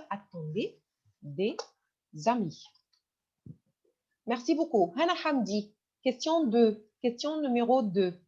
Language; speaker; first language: French; non-native, fluent; Arabic